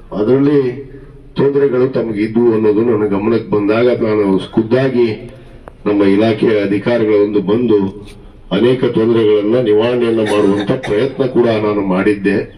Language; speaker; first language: Kannada; native; Kannada